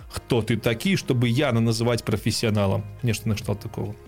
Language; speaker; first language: Belarusian; non-native, local second language; Russian